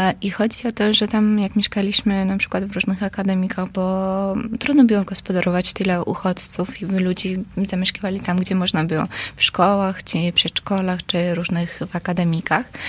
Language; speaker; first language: Polish; non-native, fluent; Georgian